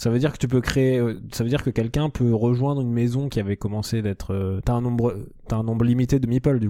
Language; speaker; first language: French; native; French